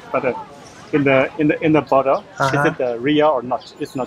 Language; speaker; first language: English; non-native, fluent; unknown